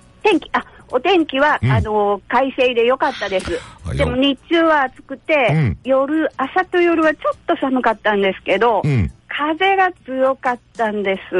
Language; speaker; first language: Japanese; native; Japanese